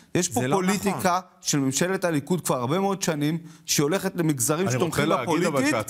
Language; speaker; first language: Hebrew; native; Hebrew